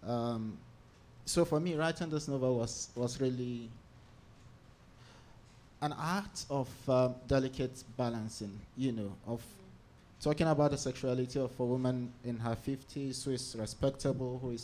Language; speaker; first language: English; non-native, local second language; Hausa